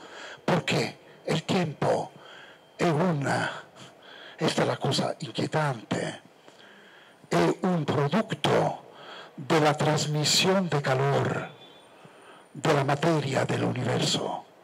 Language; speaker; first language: Spanish; non-native, fluent; Italian